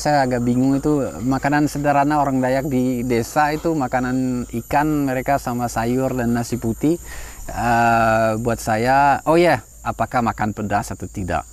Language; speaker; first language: Indonesian; non-native, fluent; French